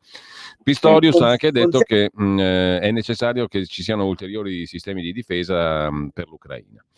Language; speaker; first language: Italian; native; Italian